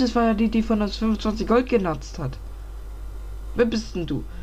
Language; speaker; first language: German; native; German